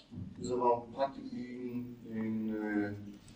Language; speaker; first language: French; non-native, learner; German